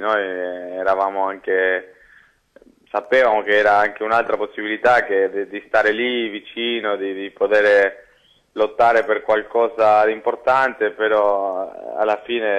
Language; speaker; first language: Italian; non-native, fluent; Spanish